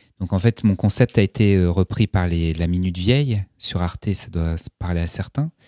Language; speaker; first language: French; native; French